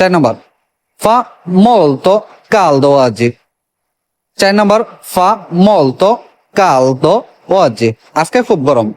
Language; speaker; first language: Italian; non-native, learner; Bangla